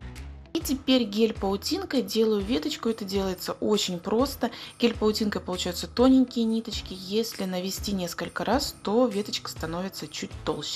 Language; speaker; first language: Russian; native; Russian